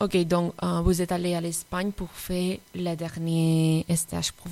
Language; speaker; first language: French; non-native, fluent; Spanish